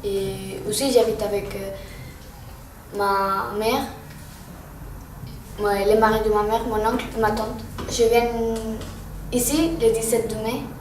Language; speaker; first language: French; non-native, learner; Spanish